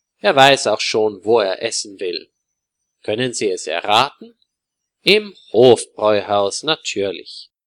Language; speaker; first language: German; native; German